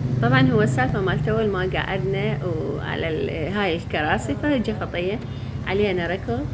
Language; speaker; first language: Arabic; native; Arabic